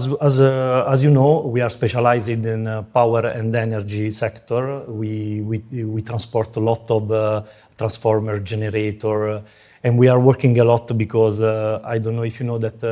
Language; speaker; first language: English; non-native, fluent; Italian